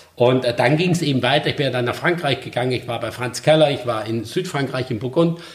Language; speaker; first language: German; native; German